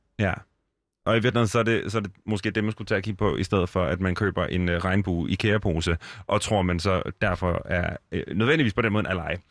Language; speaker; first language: Danish; native; Danish